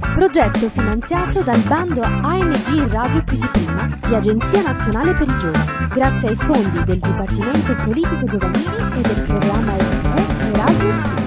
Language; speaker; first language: Italian; native; Italian